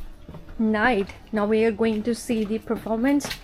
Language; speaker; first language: English; non-native, local second language; Hindi